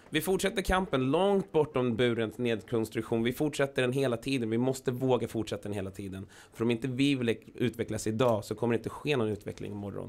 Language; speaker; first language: Swedish; native; Swedish